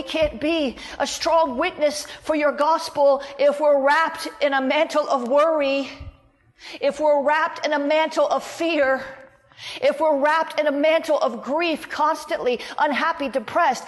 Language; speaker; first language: English; native; English